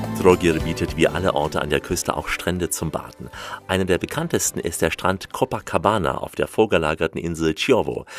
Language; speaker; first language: German; native; German